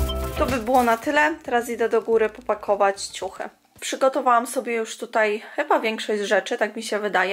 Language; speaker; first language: Polish; native; Polish